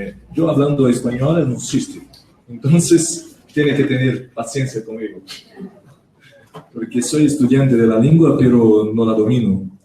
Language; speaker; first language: Spanish; non-native, learner; Portuguese